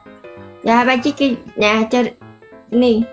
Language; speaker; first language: Indonesian; non-native, learner; Vietnamese